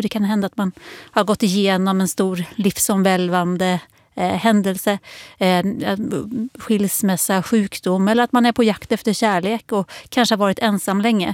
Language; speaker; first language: Swedish; native; Swedish